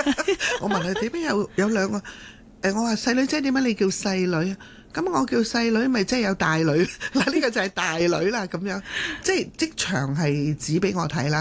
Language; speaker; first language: Cantonese; native; Cantonese